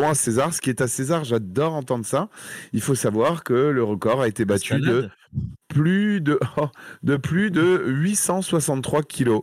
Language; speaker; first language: French; native; French